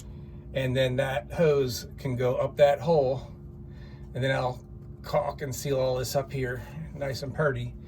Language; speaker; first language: English; native; English